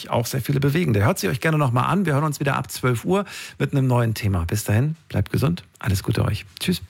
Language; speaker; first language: German; native; German